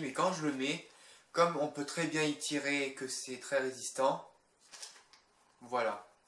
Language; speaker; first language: French; native; French